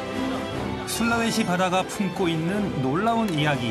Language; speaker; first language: Korean; native; Korean